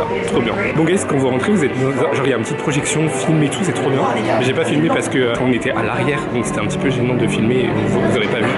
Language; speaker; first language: French; native; French